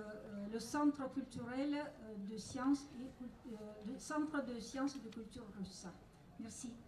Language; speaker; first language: French; non-native, fluent; Russian